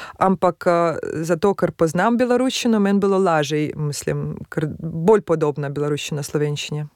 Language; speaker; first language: Slovenian; non-native, fluent; Russian